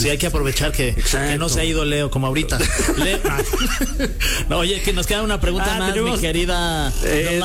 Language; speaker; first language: Spanish; native; Spanish